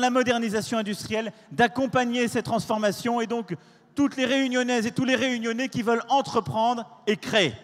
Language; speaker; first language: French; native; French